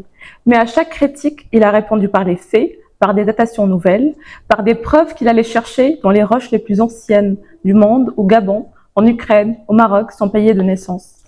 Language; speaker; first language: French; native; French